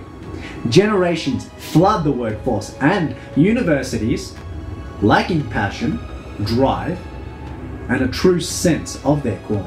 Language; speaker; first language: English; native; English